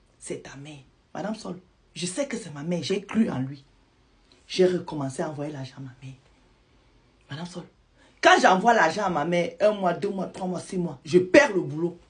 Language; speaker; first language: French; non-native, local second language; Lingala